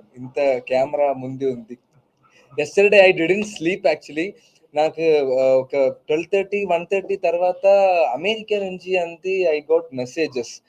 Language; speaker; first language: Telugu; non-native, learner; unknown